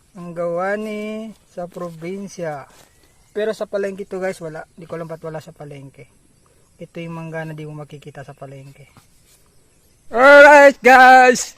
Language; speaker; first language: Filipino; non-native, local second language; Hiligaynon